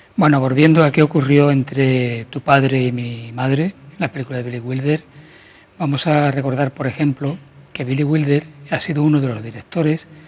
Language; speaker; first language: Spanish; native; Spanish